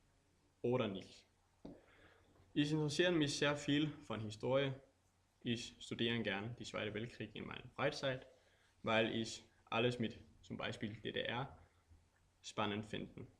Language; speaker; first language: German; non-native, learner; Danish